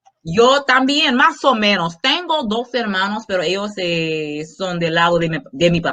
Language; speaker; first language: Spanish; non-native, fluent; English